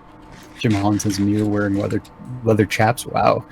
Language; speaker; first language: English; native; English